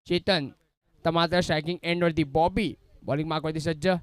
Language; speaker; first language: Hindi; non-native, local second language; Marathi